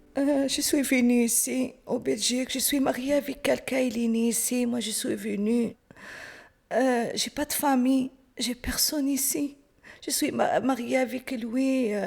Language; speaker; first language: French; non-native, learner; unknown